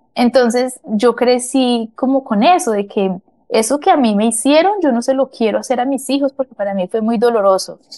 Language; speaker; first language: Spanish; native; Spanish